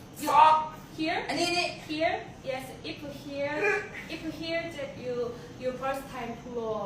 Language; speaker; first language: English; non-native, learner; Korean